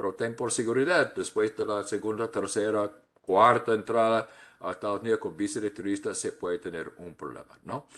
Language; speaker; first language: Spanish; non-native, fluent; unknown